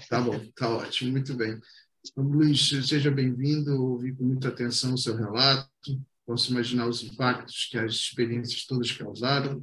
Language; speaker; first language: Portuguese; native; Portuguese